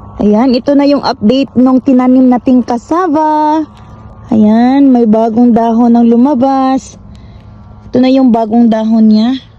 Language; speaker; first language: Filipino; non-native, local second language; Cebuano